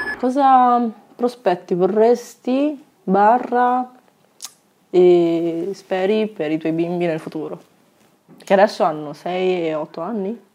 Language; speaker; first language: Italian; early bilingual, other home language; Chinese